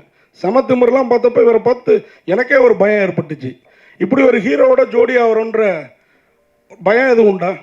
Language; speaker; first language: Tamil; native; Tamil